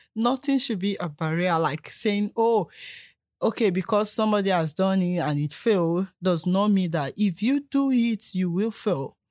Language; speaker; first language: English; non-native, local second language; Yoruba